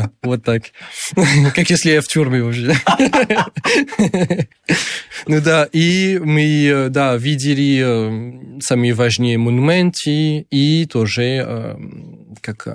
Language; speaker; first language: Russian; non-native, learner; French